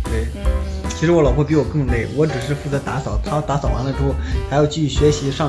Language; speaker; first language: Chinese; native; Chinese